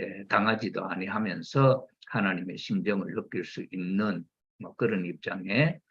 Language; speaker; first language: Korean; native; Korean